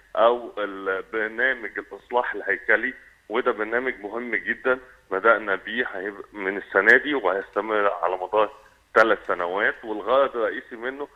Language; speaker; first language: Arabic; native; Arabic